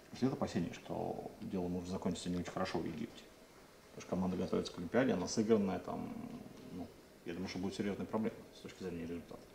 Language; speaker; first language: Russian; native; Russian